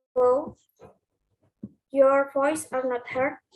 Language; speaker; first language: English; non-native, learner; Indonesian